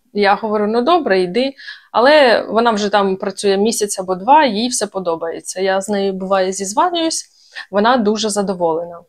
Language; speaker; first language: Ukrainian; native; Ukrainian